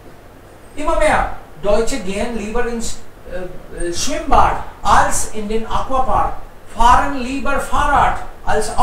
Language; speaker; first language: German; non-native, fluent; Hindi